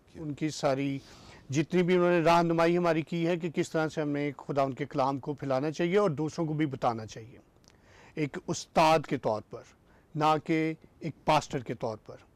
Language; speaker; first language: Urdu; non-native, local second language; Punjabi